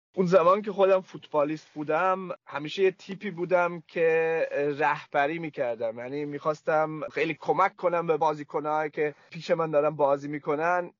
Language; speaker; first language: Persian; early bilingual, heritage; Persian